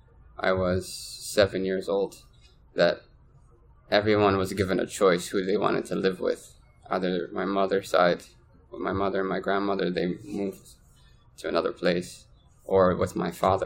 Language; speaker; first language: English; native; English